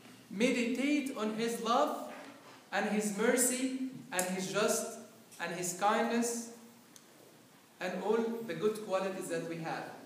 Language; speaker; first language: English; non-native, fluent; Arabic